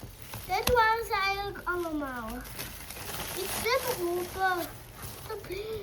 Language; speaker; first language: Dutch; early bilingual, other home language; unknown